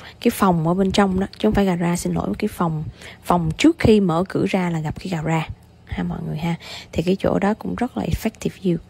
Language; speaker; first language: Vietnamese; native; Vietnamese